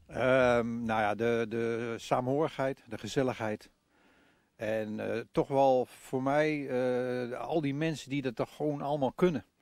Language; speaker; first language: Dutch; native; Dutch